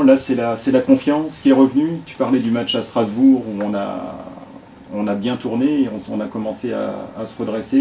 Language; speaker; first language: French; native; French